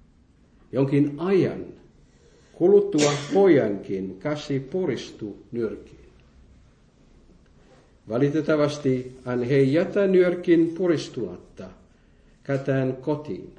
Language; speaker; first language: Finnish; non-native, fluent; French